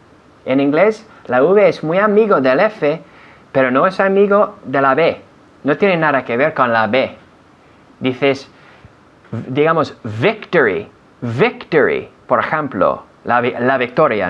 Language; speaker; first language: Spanish; non-native, fluent; English